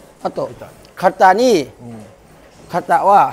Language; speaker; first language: Japanese; non-native, learner; Thai